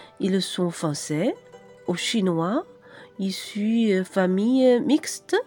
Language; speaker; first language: French; non-native, fluent; Chinese